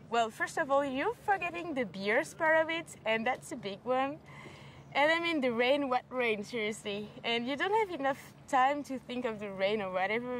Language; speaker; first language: English; non-native, fluent; French